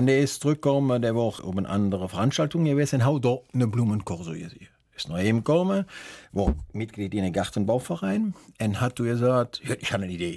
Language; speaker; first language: German; native; German